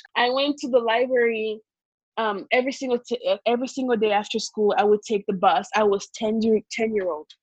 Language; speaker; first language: English; early bilingual, other home language; Kongo